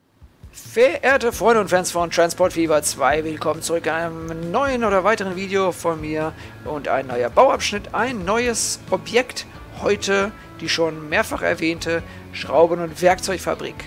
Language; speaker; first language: German; native; German